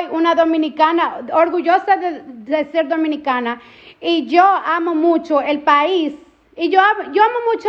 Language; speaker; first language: Spanish; early bilingual, heritage; Spanish